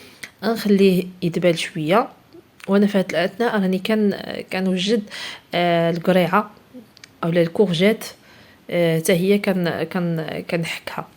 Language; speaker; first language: Arabic; native; Arabic